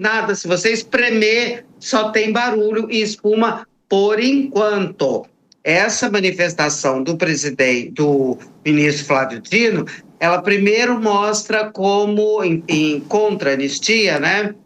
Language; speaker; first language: Portuguese; native; Portuguese